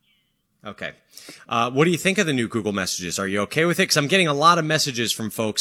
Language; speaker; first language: English; native; English